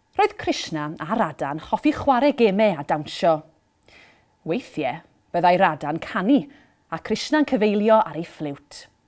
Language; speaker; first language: Welsh; native; Welsh